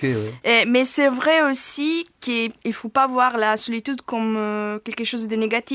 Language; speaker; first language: French; non-native, fluent; Italian